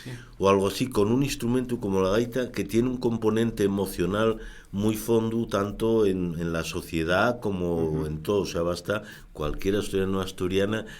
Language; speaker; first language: Spanish; native; Spanish